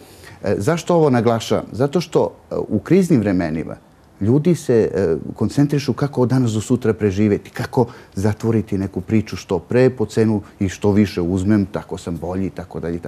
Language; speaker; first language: Bosnian; native; Bosnian